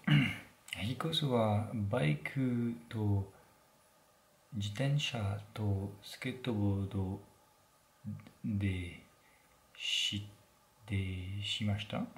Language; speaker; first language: Japanese; non-native, learner; French